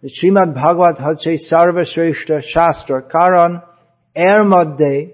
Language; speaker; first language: Bangla; non-native, fluent; English